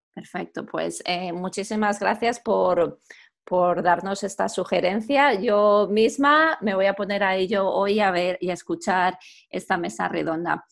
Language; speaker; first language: Spanish; native; Spanish